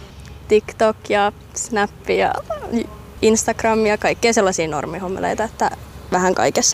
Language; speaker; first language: Finnish; native; Finnish